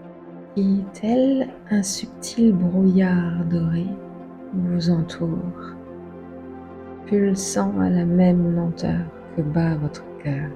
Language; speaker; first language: French; native; French